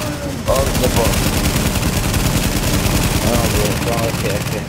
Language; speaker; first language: English; non-native, learner; Arabic